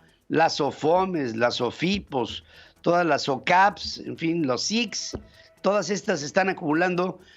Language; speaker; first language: Spanish; native; Spanish